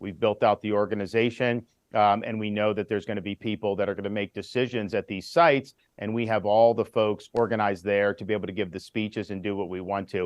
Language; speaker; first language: English; native; English